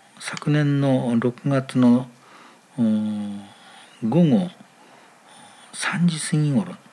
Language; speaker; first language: Japanese; native; Japanese